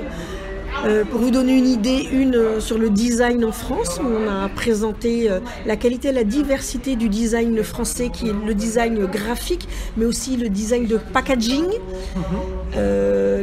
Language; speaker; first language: French; native; French